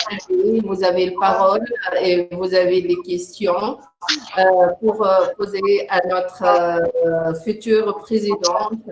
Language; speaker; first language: French; non-native, local second language; Arabic